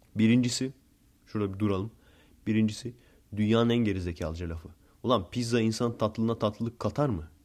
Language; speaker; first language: Turkish; early bilingual, heritage; Turkish